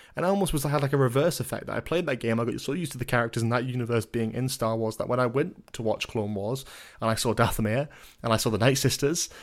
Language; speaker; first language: English; native; English